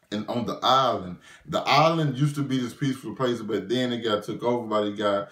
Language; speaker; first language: English; native; English